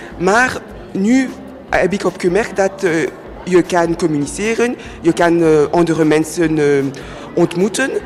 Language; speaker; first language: Dutch; non-native, local second language; French